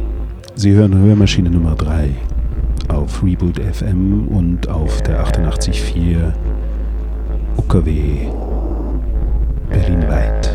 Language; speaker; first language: German; native; German